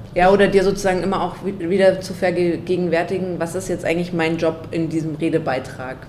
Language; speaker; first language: German; native; German